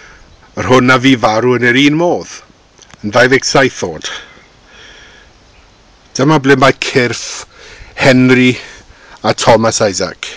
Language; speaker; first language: Welsh; non-native, local second language; English